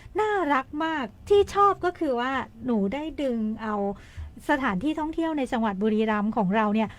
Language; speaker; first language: Thai; native; Thai